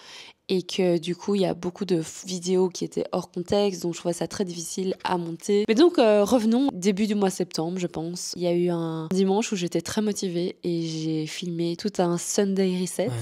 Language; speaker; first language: French; native; French